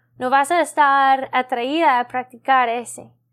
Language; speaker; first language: Spanish; non-native, learner; English